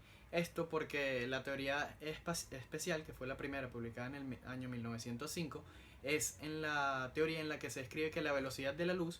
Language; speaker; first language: Spanish; native; Spanish